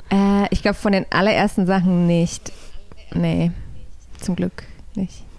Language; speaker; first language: German; early bilingual, other home language; Polish